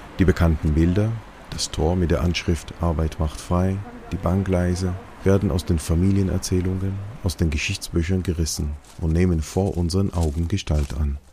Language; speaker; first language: German; non-native, fluent; Hebrew